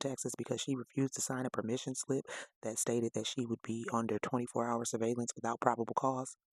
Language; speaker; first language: English; native; English